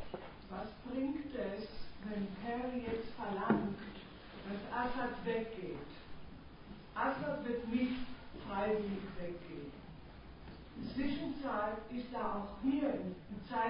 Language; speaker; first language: German; non-native, fluent; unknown